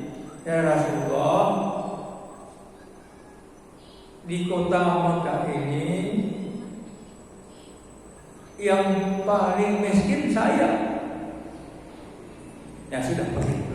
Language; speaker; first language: Indonesian; native; Indonesian